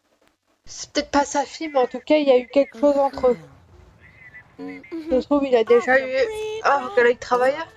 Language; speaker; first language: French; native; French